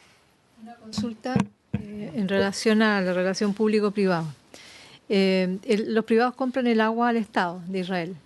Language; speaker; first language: Spanish; native; Spanish